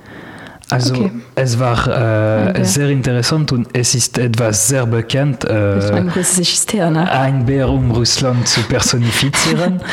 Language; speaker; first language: German; non-native, learner; French